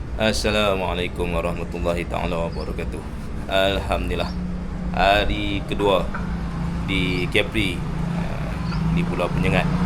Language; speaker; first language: Malay; native; Malay